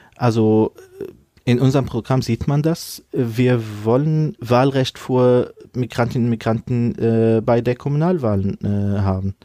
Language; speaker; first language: German; non-native, fluent; Arabic